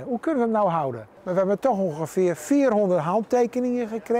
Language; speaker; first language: Dutch; native; Dutch